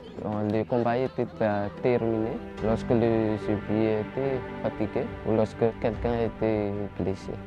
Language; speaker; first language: French; non-native, learner; Malagasy